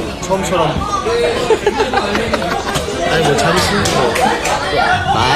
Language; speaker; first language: Korean; non-native, fluent; English